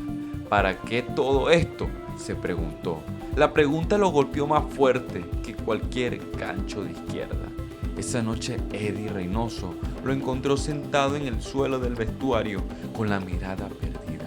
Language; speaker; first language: Spanish; native; Spanish